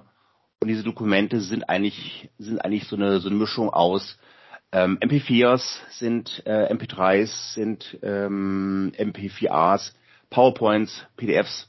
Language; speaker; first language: German; native; German